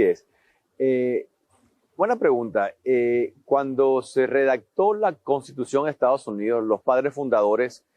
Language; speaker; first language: Spanish; native; Spanish